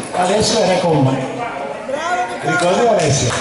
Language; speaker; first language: Italian; non-native, fluent; Hungarian